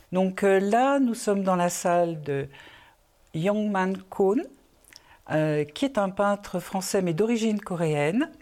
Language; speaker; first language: French; native; French